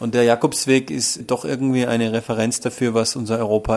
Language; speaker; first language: German; native; German